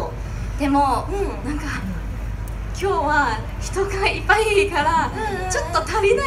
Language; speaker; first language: Japanese; non-native, fluent; Chinese